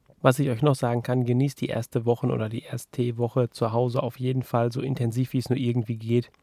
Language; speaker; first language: German; native; German